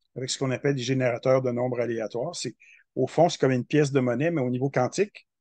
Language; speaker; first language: French; native; French